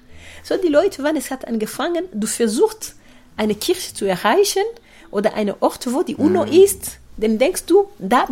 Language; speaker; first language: German; non-native, fluent; Kinyarwanda